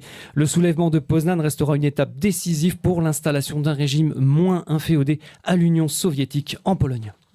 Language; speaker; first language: French; native; French